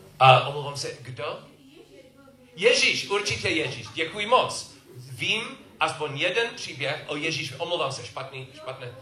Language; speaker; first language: Czech; non-native, learner; English